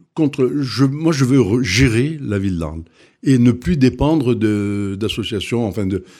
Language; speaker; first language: French; native; French